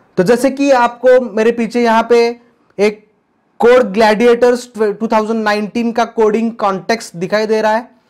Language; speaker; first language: Hindi; non-native, local second language; Marathi